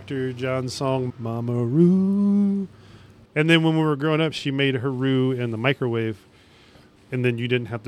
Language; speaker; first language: English; native; English